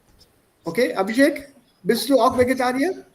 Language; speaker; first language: German; non-native, fluent; Hindi